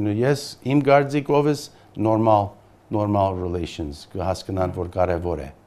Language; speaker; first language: Armenian; early bilingual, heritage; Armenian